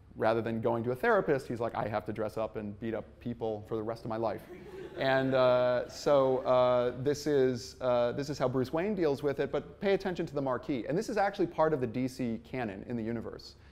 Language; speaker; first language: English; native; English